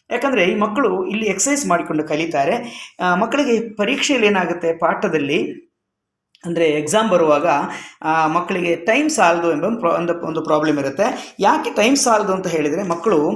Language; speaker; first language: Kannada; native; Kannada